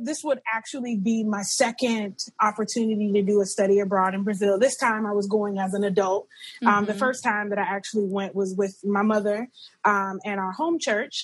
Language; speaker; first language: English; native; English